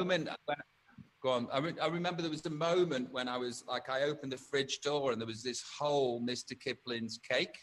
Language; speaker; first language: English; native; English